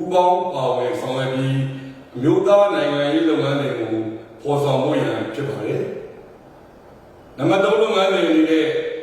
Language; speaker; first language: Burmese; non-native, local second language; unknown